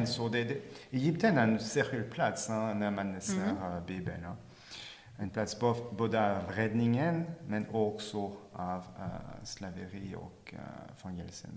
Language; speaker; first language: Swedish; non-native, fluent; French